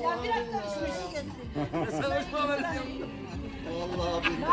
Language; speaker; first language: Turkish; non-native, fluent; Hindi